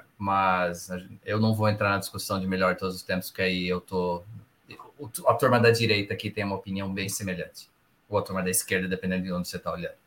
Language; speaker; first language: Portuguese; early bilingual, other home language; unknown